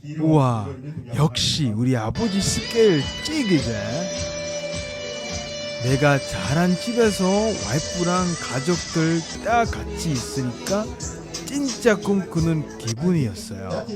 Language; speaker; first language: Korean; non-native, fluent; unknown